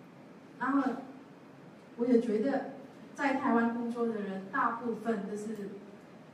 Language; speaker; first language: Chinese; non-native, learner; Javanese